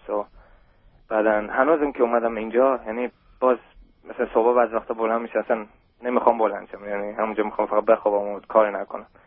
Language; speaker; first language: Persian; early bilingual, heritage; German